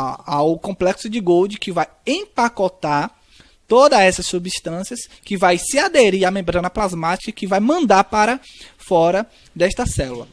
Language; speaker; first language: Portuguese; native; Portuguese